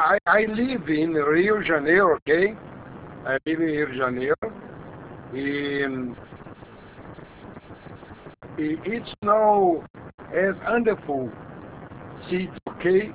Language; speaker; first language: English; non-native, learner; Portuguese